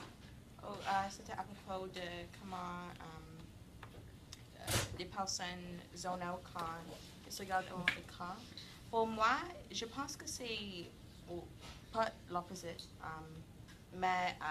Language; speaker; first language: French; non-native, learner; English